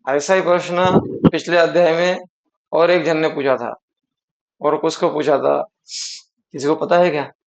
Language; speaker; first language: Hindi; non-native, local second language; Marathi